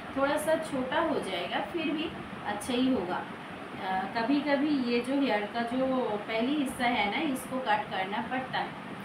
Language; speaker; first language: Hindi; non-native, local second language; Bangla